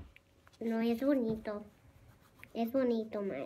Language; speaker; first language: Spanish; early bilingual, heritage; English